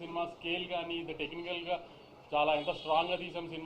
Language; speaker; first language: Telugu; native; Telugu